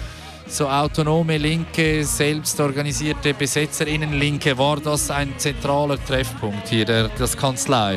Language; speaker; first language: German; native; German